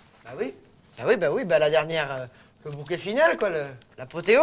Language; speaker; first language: French; native; French